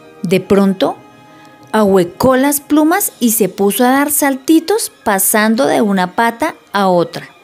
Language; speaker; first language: Spanish; native; Spanish